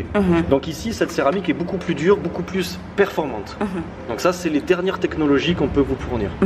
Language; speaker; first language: French; native; French